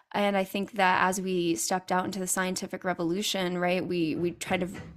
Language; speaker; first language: English; native; English